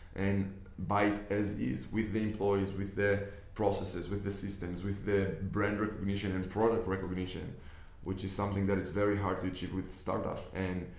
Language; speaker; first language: English; non-native, fluent; Hebrew